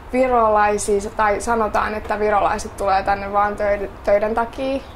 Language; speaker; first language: Finnish; early bilingual, other home language; Estonian